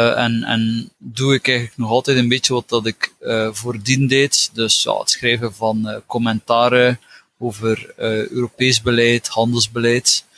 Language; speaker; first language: Dutch; native; Dutch